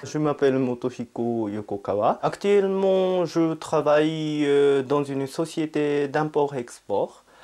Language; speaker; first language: French; non-native, fluent; Japanese